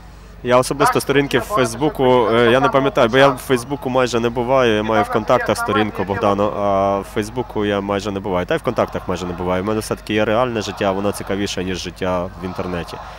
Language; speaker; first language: Ukrainian; native; Ukrainian